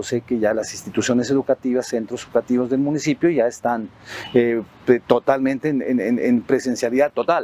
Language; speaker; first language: Spanish; native; Spanish